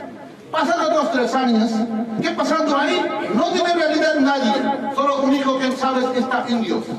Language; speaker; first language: Spanish; non-native, learner; Urdu